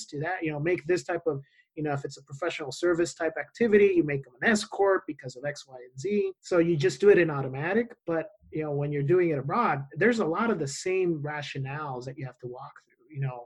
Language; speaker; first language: English; non-native, fluent; Spanish